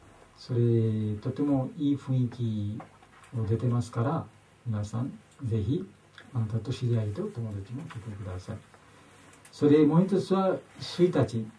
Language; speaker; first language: Japanese; non-native, learner; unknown